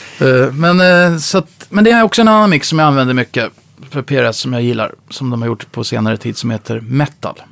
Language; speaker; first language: Swedish; native; Swedish